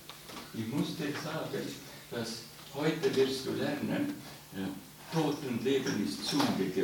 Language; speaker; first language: German; non-native, learner; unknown